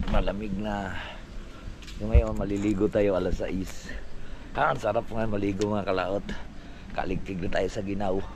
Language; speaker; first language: Filipino; non-native, local second language; Cebuano